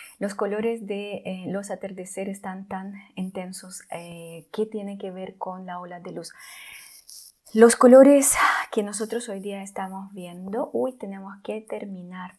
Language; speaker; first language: Spanish; non-native, fluent; Russian